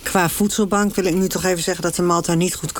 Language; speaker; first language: Dutch; native; Dutch